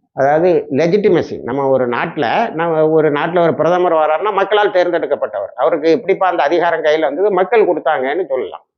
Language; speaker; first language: Tamil; native; Tamil